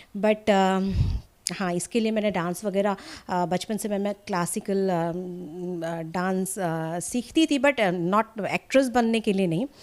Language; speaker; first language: Hindi; non-native, local second language; Assamese